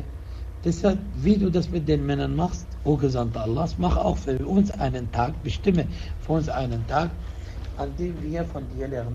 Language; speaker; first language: German; non-native, fluent; Arabic